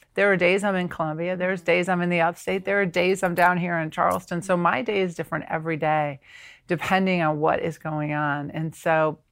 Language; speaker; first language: English; native; English